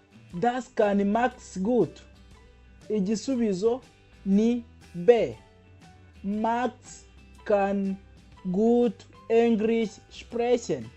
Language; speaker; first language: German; non-native, fluent; Kinyarwanda